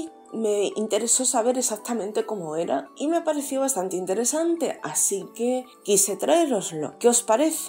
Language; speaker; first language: Spanish; native; Spanish